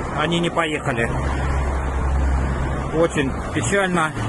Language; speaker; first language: Russian; native; Russian